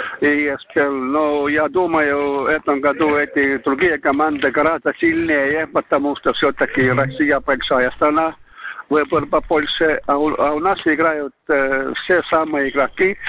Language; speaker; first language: Russian; non-native, learner; Estonian